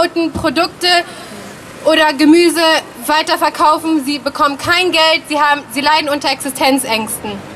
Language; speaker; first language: German; early bilingual, other home language; Punjabi